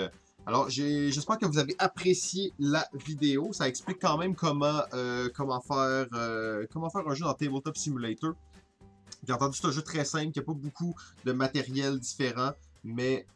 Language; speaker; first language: French; native; French